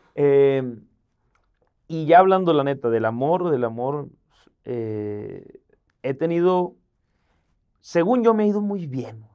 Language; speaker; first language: Spanish; native; Spanish